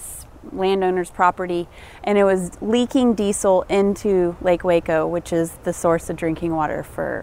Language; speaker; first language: English; native; English